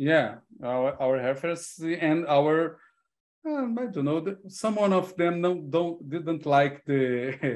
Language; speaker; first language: English; non-native, learner; Portuguese